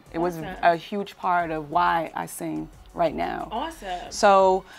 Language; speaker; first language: English; native; English